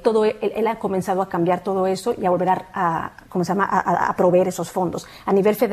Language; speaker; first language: Spanish; native; Spanish